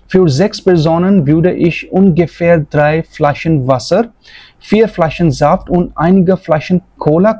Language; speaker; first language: German; non-native, fluent; Hindi